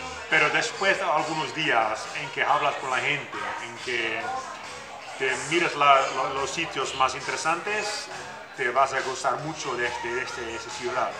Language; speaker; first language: Spanish; non-native, fluent; Dutch